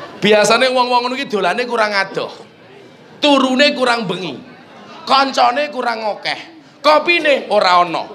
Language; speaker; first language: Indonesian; non-native, local second language; Javanese